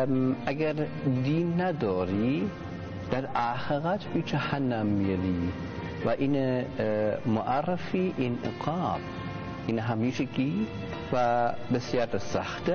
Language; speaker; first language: Persian; non-native, learner; German